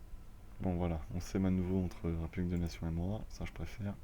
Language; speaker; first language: French; native; French